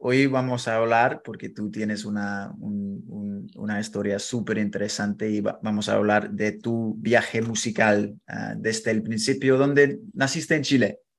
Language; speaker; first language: Spanish; non-native, learner; English